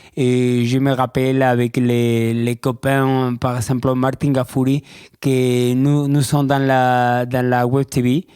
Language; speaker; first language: French; non-native, learner; Spanish